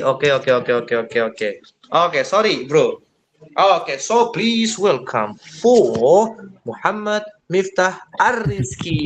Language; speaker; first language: English; non-native, fluent; Indonesian